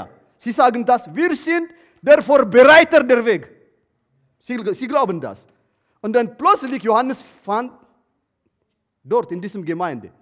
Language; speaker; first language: German; non-native, learner; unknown